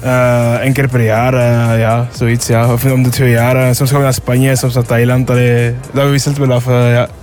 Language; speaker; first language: Dutch; early bilingual, other home language; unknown